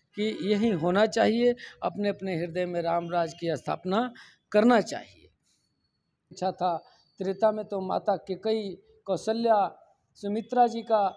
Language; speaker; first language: Hindi; native; Hindi